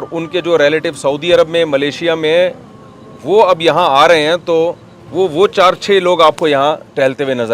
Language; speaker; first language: Urdu; native; Urdu